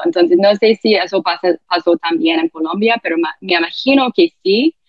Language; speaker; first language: Spanish; non-native, fluent; English